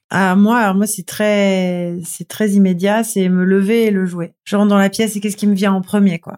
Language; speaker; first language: French; native; French